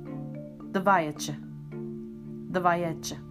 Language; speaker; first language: Russian; non-native, learner; English